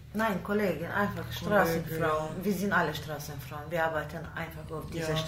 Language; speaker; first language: German; non-native, learner; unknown